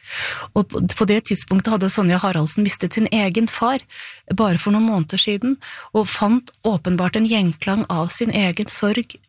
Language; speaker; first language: Norwegian; native; Norwegian